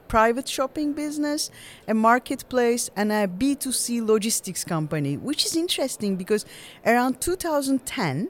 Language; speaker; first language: English; non-native, fluent; Turkish